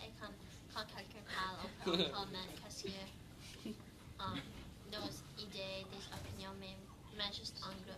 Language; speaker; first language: French; non-native, fluent; English